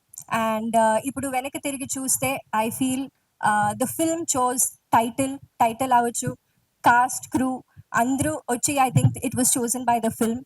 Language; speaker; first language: Telugu; non-native, local second language; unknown